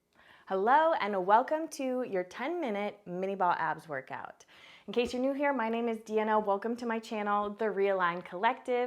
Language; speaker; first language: English; native; English